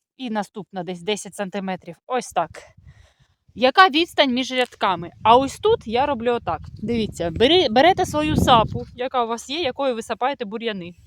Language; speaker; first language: Ukrainian; non-native, local second language; Russian